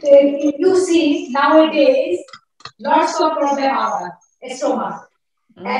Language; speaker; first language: English; non-native, learner; Bangla